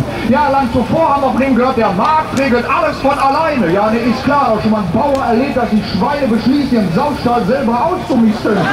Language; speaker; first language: German; native; German